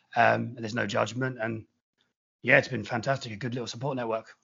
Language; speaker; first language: English; native; English